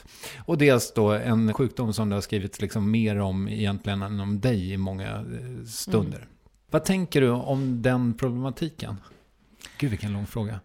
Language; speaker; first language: Swedish; native; Swedish